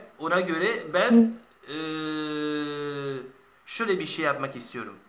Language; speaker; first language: Turkish; non-native, learner; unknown